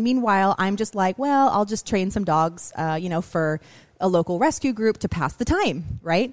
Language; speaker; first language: English; native; English